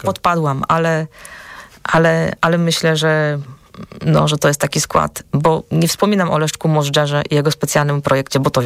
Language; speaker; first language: Polish; native; Polish